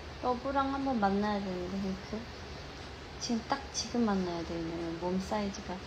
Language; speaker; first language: Korean; early bilingual, heritage; Korean